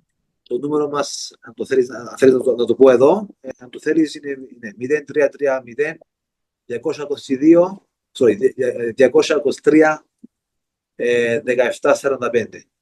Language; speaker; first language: Greek; early bilingual, heritage; Greek